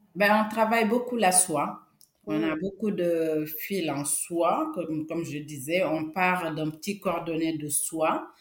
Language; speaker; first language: French; non-native, local second language; Wolof